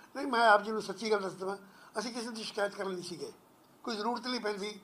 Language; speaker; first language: Hindi; non-native, local second language; Punjabi